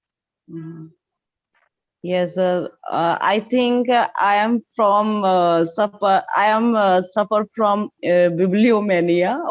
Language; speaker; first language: English; non-native, learner; Hindi